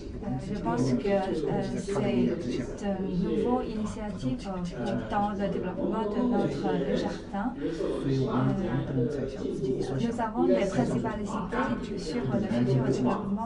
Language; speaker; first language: French; non-native, fluent; Chinese